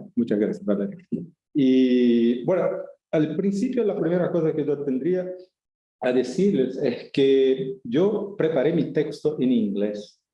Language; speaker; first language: Spanish; non-native, fluent; Portuguese